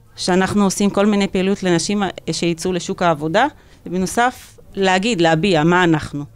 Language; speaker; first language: Hebrew; non-native, local second language; Arabic